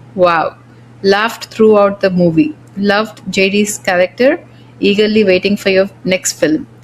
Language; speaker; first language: English; non-native, local second language; Telugu